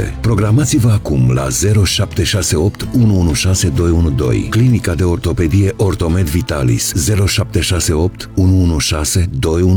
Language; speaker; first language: Romanian; native; Romanian